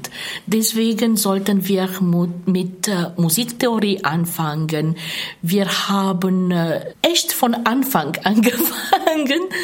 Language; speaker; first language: German; non-native, fluent; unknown